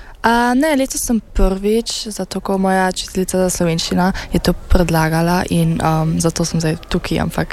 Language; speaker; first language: Slovenian; early bilingual, heritage; German